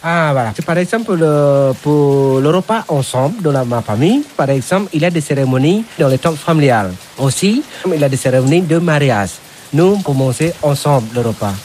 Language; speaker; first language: French; non-native, learner; Indonesian